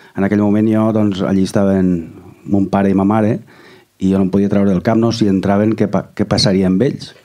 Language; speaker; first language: Catalan; native; Catalan